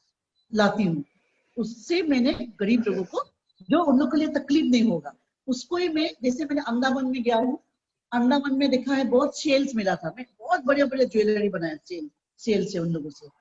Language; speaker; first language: Hindi; non-native, local second language; Assamese